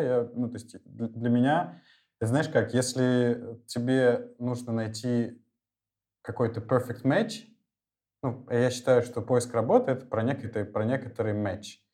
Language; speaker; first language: Russian; native; Russian